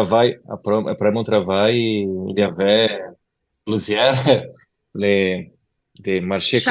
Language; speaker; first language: French; non-native, learner; Portuguese